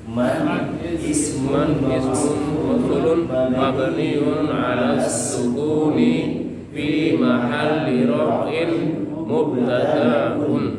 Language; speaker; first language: Arabic; non-native, learner; Indonesian